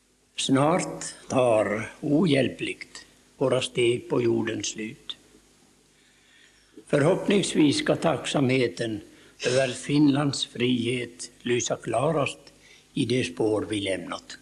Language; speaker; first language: Swedish; native; Swedish